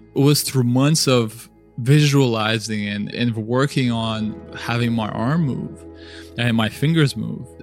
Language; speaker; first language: English; early bilingual, other home language; Russian